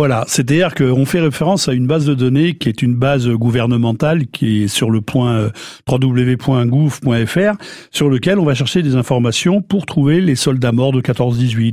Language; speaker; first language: French; native; French